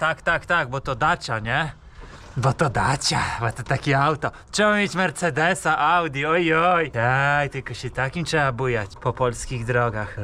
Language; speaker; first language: Polish; native; Polish